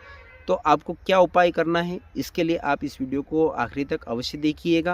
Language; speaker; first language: Hindi; native; Hindi